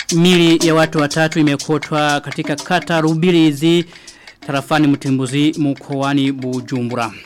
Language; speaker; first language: Swahili; non-native, local second language; Rundi